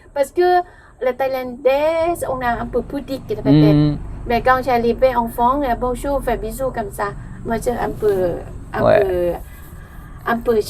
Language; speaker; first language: French; non-native, learner; Thai